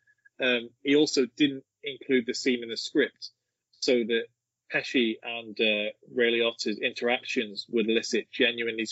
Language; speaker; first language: English; native; English